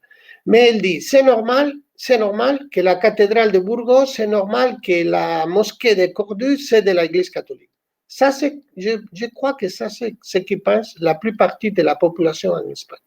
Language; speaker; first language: French; non-native, fluent; Spanish